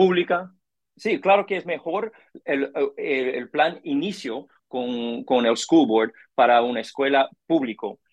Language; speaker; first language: Spanish; non-native, learner; English